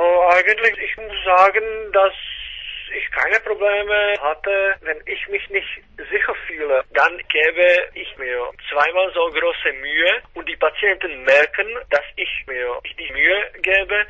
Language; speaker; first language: German; non-native, fluent; Czech